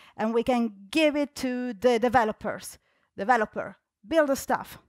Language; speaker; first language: English; non-native, fluent; Italian